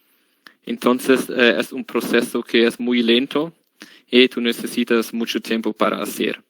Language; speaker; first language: Spanish; non-native, learner; German